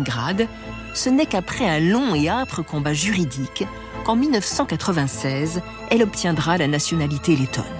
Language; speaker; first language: French; native; French